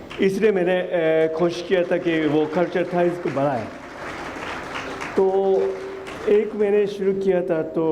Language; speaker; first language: Hindi; non-native, fluent; Japanese